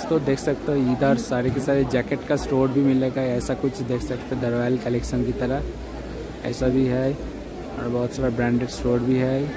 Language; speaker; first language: Hindi; non-native, local second language; Bangla